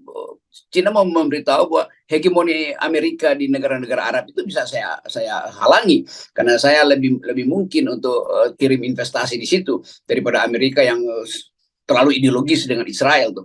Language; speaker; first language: Indonesian; native; Indonesian